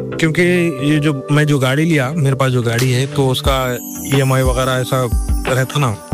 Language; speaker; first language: Urdu; native; Urdu